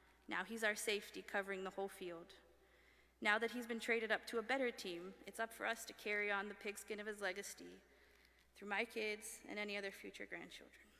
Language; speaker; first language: English; early bilingual, other home language; French